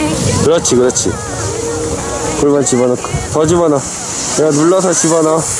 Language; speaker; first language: Korean; native; Korean